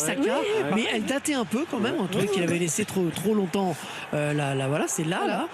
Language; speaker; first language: French; native; French